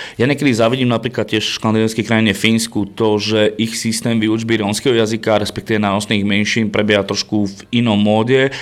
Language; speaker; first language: Slovak; non-native, local second language; Romany